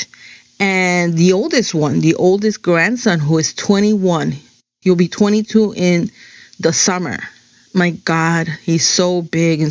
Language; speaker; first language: English; early bilingual, other home language; Spanish